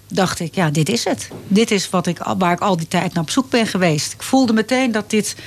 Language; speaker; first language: Dutch; native; Dutch